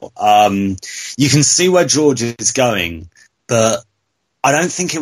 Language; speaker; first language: English; native; English